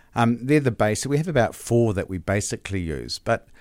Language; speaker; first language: English; native; English